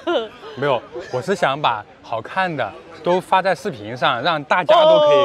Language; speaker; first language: Chinese; native; Chinese